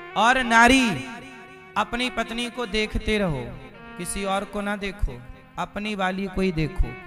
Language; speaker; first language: Hindi; native; Hindi